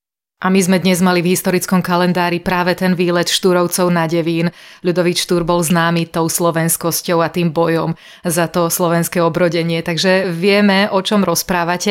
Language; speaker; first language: Slovak; native; Slovak